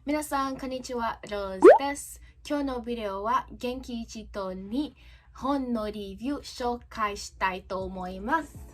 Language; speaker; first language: Japanese; non-native, learner; English